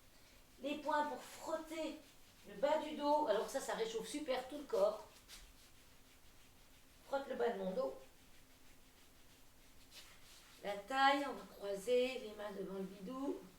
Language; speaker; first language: French; native; French